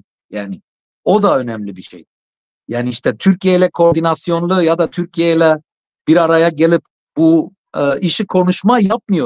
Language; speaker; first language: Turkish; non-native, fluent; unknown